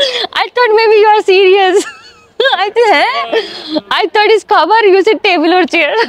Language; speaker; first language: English; non-native, learner; Hindi